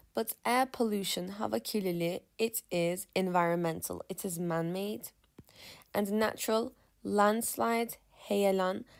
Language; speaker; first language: English; non-native, fluent; Turkish